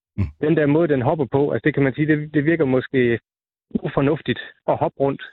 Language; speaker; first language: Danish; native; Danish